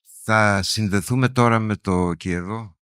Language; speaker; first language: Greek; native; Greek